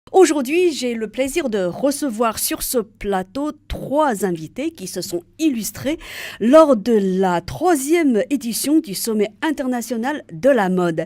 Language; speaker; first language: French; native; French